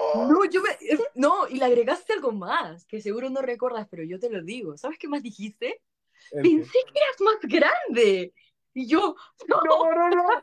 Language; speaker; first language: Spanish; native; Spanish